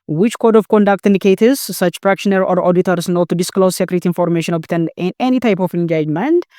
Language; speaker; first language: English; non-native, local second language; Amharic